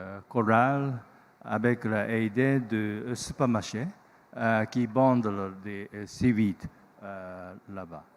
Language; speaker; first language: French; non-native, learner; Japanese